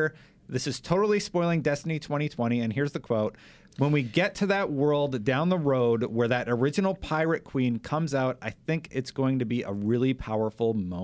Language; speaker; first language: English; native; English